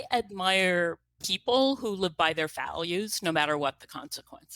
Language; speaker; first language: English; native; English